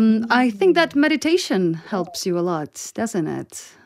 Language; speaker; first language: English; non-native, fluent; Polish